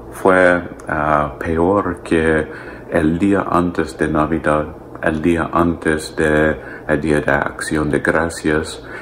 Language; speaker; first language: Spanish; non-native, learner; English